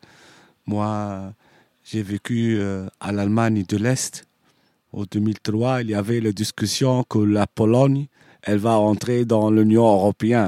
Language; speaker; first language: French; non-native, fluent; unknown